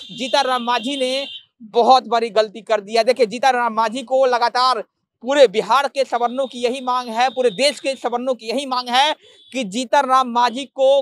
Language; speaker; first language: Hindi; native; Hindi